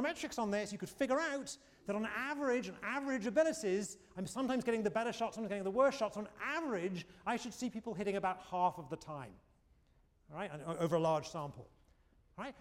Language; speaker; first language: English; native; English